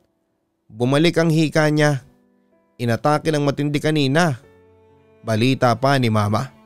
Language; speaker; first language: Filipino; native; Filipino